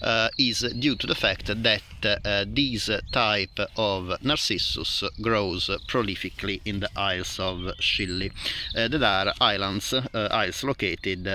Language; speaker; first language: English; non-native, fluent; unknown